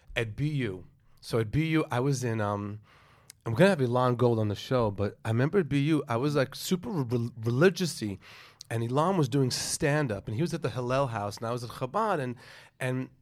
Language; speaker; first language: English; native; English